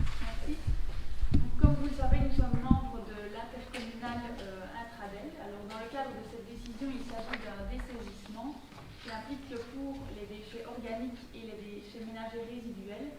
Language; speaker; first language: French; native; French